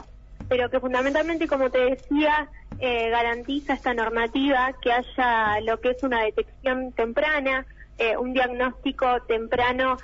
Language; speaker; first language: Spanish; native; Spanish